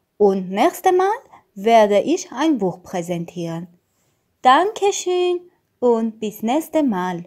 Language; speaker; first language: German; non-native, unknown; Russian